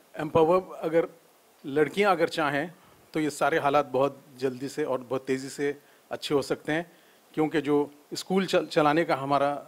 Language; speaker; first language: Urdu; native; Urdu